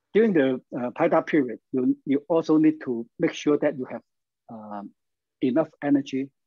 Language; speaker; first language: English; non-native, learner; Chinese